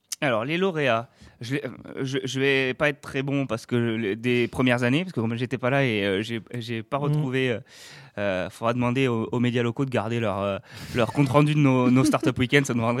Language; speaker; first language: French; native; French